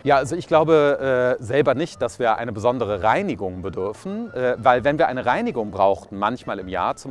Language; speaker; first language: German; native; German